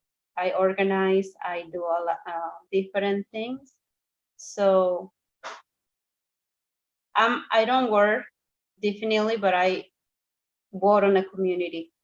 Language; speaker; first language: English; non-native, learner; Spanish